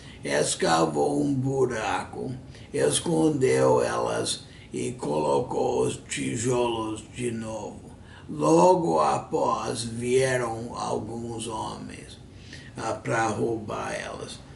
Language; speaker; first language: Portuguese; non-native, fluent; English